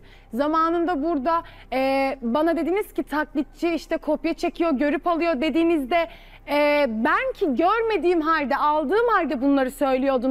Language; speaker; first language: Turkish; native; Turkish